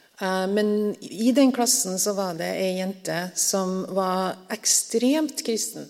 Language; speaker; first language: Norwegian; native; Norwegian